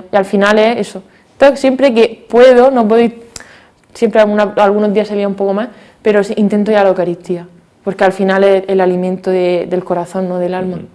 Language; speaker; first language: Spanish; native; Spanish